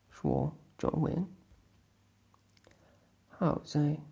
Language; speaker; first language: Chinese; non-native, learner; English